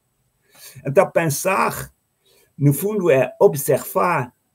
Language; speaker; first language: Portuguese; non-native, fluent; Dutch